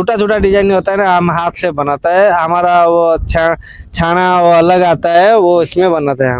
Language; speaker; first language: Hindi; non-native, local second language; Odia